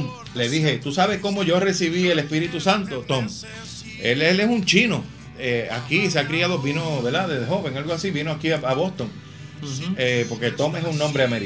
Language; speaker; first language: Spanish; native; Spanish